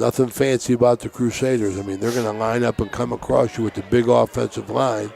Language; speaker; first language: English; native; English